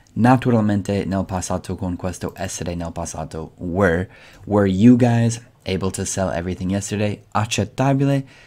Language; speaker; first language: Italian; native; Italian